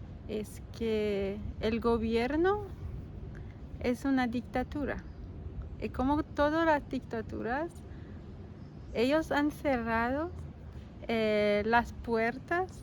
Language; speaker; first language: Spanish; non-native, learner; Persian